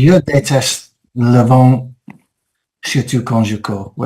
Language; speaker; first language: French; non-native, fluent; English